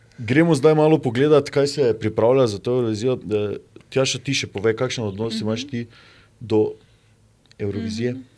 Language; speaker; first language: Slovenian; native; Slovenian